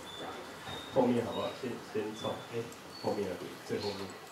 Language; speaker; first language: Chinese; native; Chinese